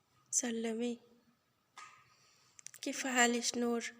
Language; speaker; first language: Arabic; non-native, learner; Bangla